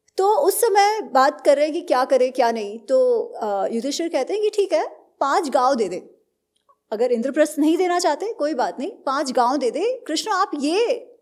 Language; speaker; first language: Hindi; non-native, local second language; Gujarati